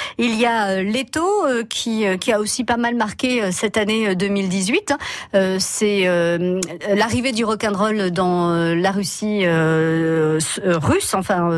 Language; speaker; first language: French; native; French